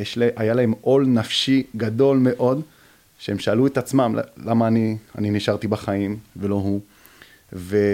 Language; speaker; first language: Hebrew; early bilingual, other home language; French